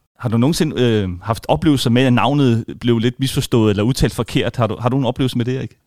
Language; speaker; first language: Danish; native; Danish